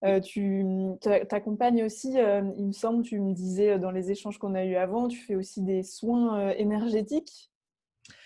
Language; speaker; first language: French; native; French